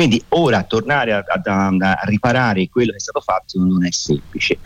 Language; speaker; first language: Italian; native; Italian